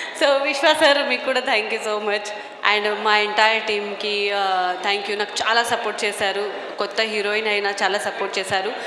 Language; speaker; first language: Telugu; non-native, fluent; Marathi